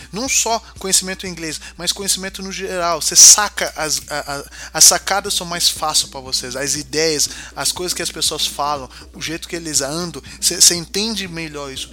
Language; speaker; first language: Portuguese; early bilingual, heritage; Portuguese